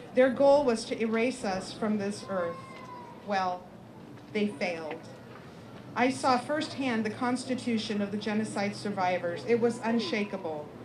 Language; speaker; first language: English; native; English